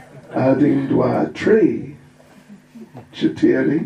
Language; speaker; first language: Russian; non-native, learner; English